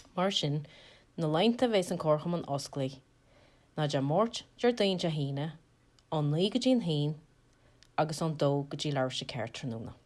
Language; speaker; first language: Irish; native; Irish